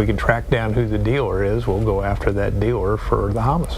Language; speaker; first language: English; native; English